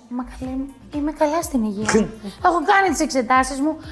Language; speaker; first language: Greek; early bilingual, heritage; Greek